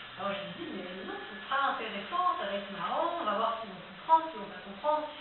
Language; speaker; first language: French; native; French